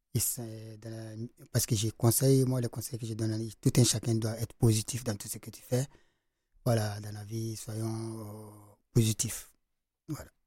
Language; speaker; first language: French; non-native, local second language; Fula